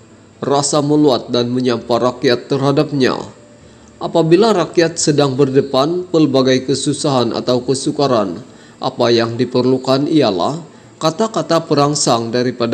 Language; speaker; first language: Malay; native; Malay